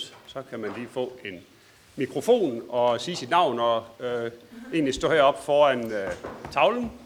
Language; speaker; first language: Danish; native; Danish